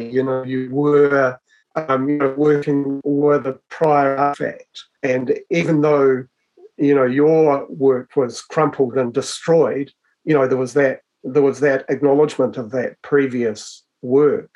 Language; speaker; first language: English; native; English